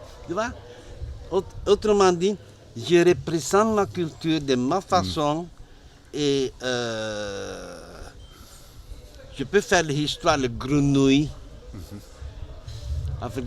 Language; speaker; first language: French; non-native, learner; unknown